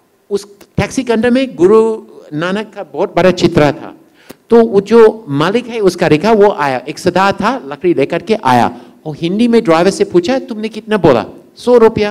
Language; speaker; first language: Hindi; non-native, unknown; English